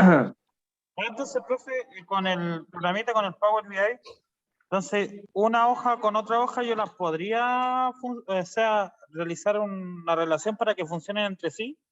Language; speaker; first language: Spanish; native; Spanish